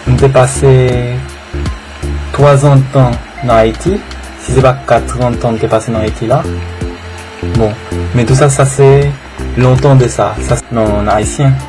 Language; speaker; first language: Haitian Creole; non-native, fluent; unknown